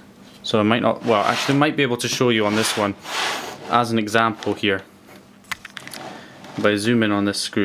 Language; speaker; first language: English; native; English